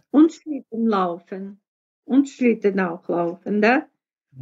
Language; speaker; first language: German; non-native, fluent; Russian